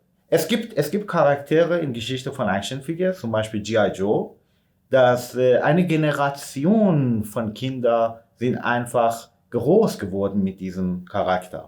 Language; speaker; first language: German; non-native, fluent; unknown